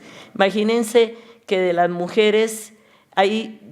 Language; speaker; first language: Spanish; native; Spanish